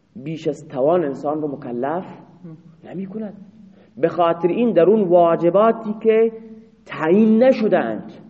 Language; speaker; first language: Persian; non-native, local second language; Baluchi